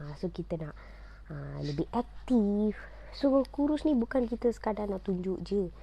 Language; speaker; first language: Malay; non-native, local second language; Tamil